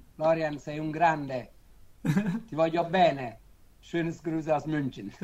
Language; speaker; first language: German; non-native, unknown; Italian